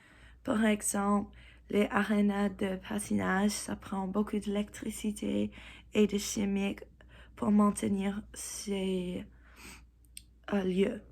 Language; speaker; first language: French; non-native, learner; English